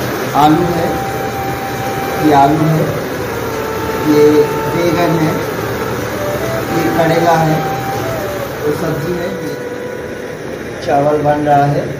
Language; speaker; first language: Hindi; non-native, local second language; Bangla